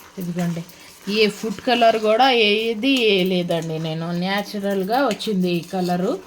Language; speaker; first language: Telugu; non-native, local second language; Urdu